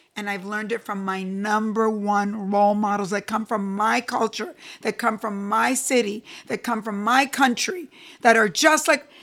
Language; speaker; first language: English; early bilingual, other home language; Spanish